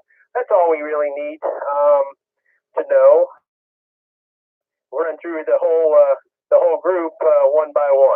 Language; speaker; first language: English; native; English